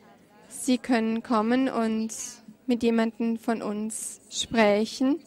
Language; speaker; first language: German; non-native, fluent; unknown